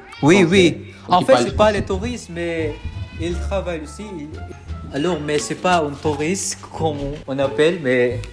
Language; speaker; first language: French; non-native, learner; Filipino